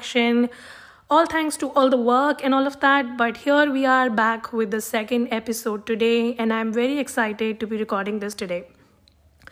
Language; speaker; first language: English; non-native, local second language; Hindi